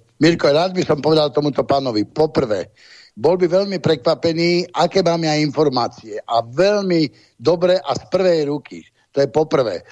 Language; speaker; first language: Slovak; native; Slovak